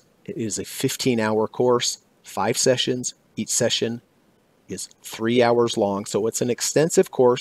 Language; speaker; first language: English; native; English